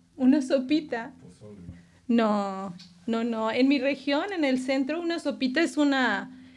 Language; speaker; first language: Spanish; native; Spanish